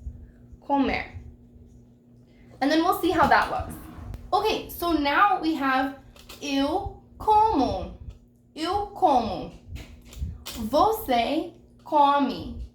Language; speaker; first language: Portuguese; non-native, fluent; English